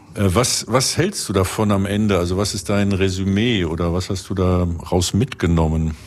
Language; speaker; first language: German; native; German